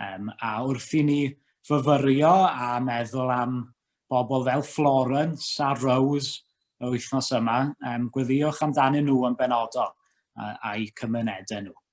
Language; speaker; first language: Welsh; native; Welsh